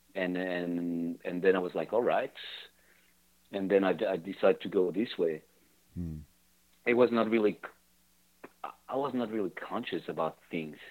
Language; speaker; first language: English; non-native, fluent; French